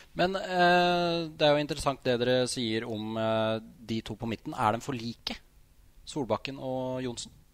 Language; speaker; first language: Norwegian; native; Norwegian